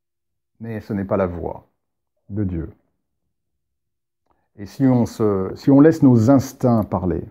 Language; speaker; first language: French; native; French